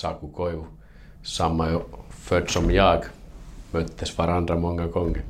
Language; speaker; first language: Swedish; non-native, local second language; Finnish